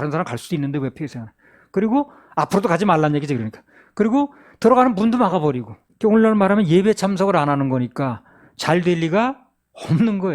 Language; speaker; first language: Korean; native; Korean